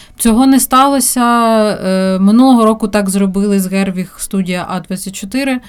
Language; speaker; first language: Ukrainian; non-native, local second language; Russian